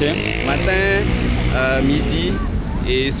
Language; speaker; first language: French; non-native, local second language; Malagasy